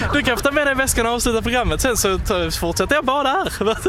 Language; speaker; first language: Swedish; native; Swedish